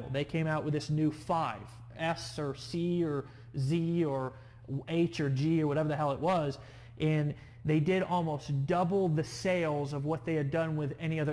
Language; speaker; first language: English; native; English